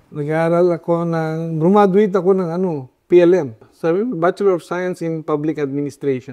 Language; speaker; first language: Filipino; non-native, local second language; Iloko